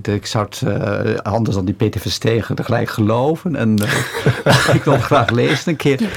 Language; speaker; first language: Dutch; native; Dutch